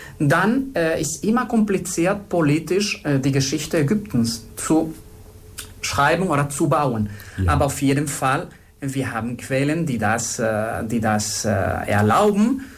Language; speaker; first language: German; non-native, fluent; Spanish